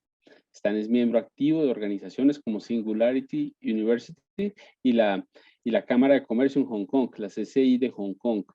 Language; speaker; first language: Spanish; native; Spanish